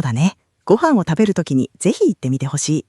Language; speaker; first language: Japanese; native; Japanese